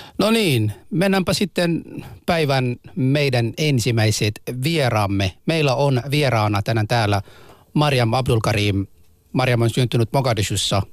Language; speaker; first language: Finnish; non-native, fluent; Arabic